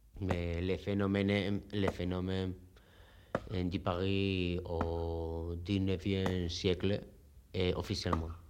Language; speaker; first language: French; non-native, learner; Spanish